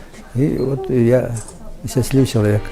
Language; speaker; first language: Russian; non-native, local second language; Yakut